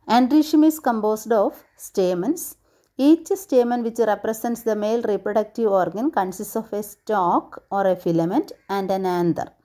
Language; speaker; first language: English; non-native, local second language; Malayalam